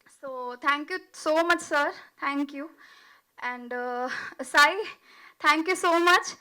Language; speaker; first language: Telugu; non-native, learner; Hindi